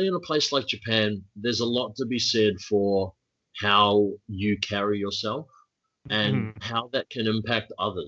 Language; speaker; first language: English; native; English